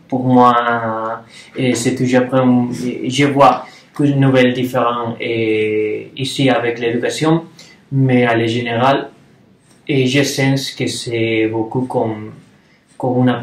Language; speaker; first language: French; non-native, learner; Spanish